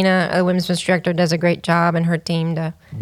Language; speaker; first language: English; native; English